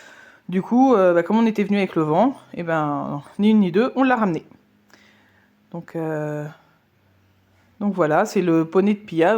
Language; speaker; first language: French; native; French